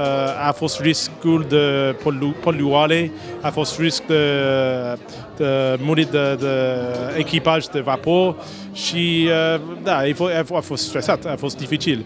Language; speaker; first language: Romanian; non-native, learner; English